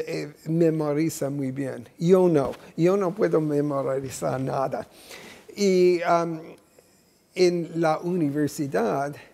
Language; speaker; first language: Spanish; non-native, fluent; English